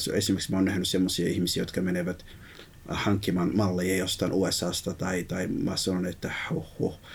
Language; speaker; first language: Finnish; early bilingual, other home language; Somali